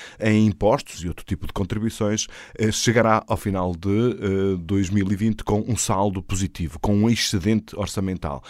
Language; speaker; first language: Portuguese; native; Portuguese